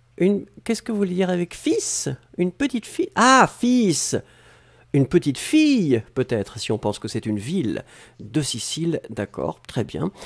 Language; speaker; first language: French; native; French